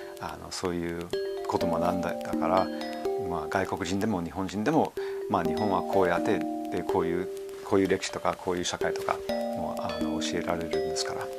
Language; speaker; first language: Japanese; non-native, fluent; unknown